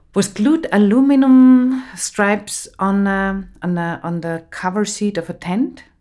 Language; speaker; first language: English; non-native, fluent; German